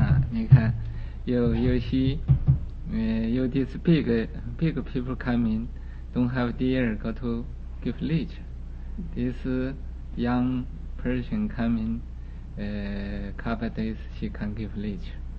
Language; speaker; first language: English; non-native, learner; Chinese